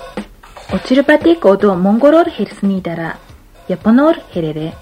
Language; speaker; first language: Mongolian; non-native, fluent; Japanese